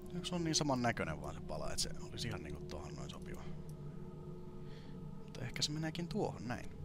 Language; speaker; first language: Finnish; native; Finnish